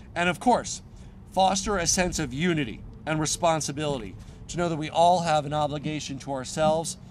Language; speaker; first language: English; native; English